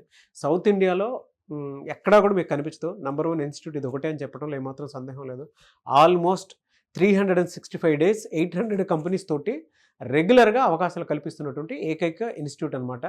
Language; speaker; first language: Telugu; native; Telugu